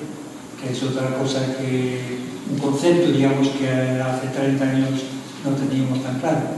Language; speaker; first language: Spanish; non-native, fluent; Dutch